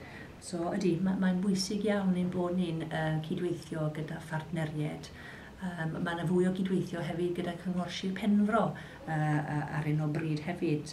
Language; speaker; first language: Welsh; native; Welsh